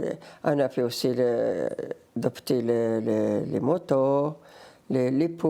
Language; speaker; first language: French; non-native, learner; Riffian